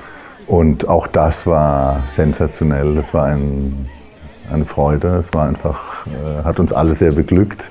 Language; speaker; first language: German; native; German